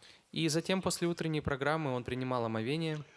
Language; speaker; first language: Russian; native; Russian